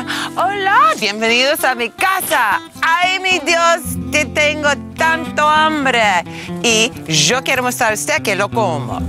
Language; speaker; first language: Spanish; non-native, learner; English